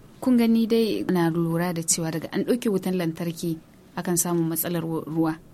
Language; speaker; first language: Hausa; native; Hausa